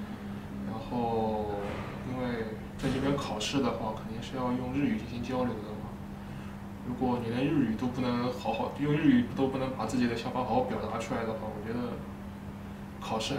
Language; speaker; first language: Chinese; native; Chinese